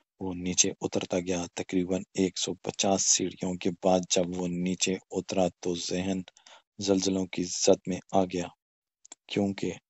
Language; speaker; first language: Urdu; non-native, local second language; Pashto